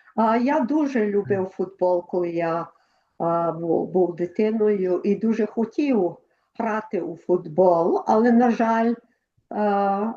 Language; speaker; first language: Ukrainian; early bilingual, other home language; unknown